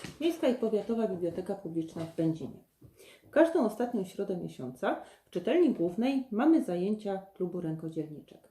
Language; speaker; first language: Polish; native; Polish